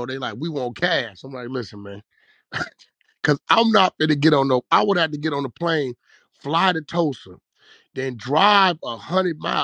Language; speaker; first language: English; native; English